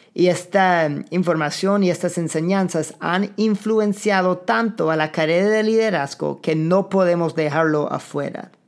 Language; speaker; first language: Spanish; non-native, fluent; English